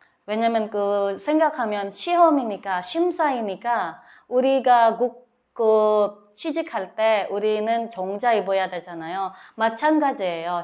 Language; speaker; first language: Korean; non-native, fluent; Filipino